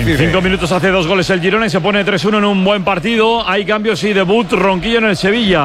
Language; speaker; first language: Spanish; native; Spanish